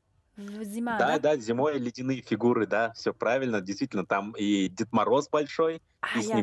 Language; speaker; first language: Russian; native; Russian